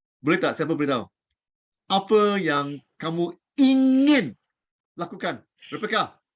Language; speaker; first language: Malay; non-native, local second language; Chinese